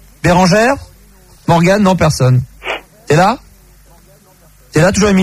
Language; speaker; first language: French; native; French